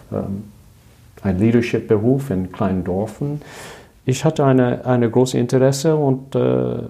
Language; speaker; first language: German; non-native, learner; English